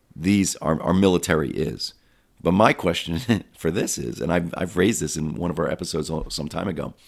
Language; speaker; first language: English; native; English